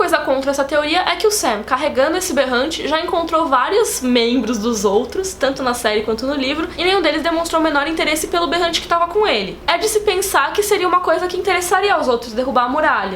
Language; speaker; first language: Portuguese; native; Portuguese